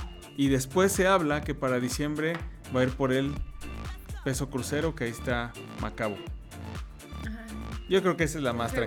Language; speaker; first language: Spanish; native; Spanish